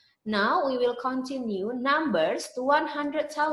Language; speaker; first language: English; non-native, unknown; Indonesian